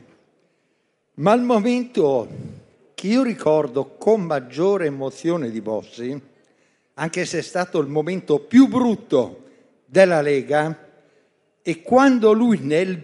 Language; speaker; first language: Italian; native; Italian